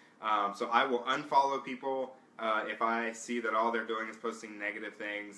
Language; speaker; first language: English; native; English